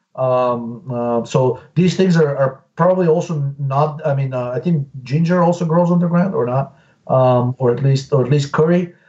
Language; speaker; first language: English; non-native, fluent; Bulgarian